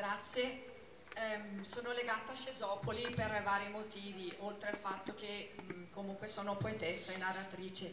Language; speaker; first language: Italian; native; Italian